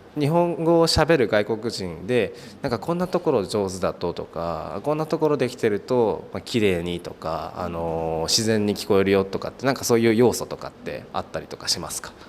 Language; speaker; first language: Japanese; native; Japanese